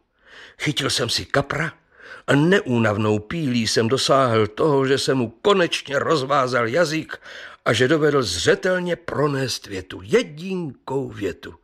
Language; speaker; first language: Czech; native; Czech